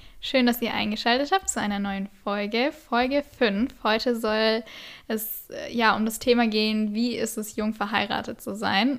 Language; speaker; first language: German; native; German